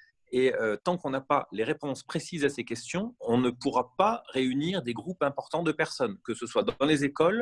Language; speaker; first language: French; native; French